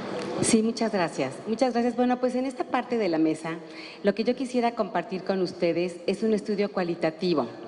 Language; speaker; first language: Spanish; native; Spanish